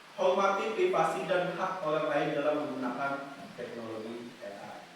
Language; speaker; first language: Indonesian; native; Indonesian